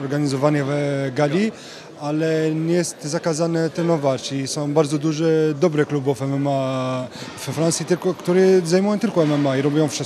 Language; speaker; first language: Polish; early bilingual, heritage; Polish